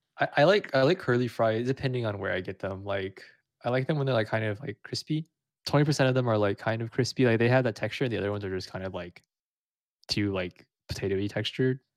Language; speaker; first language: English; early bilingual, other home language; Vietnamese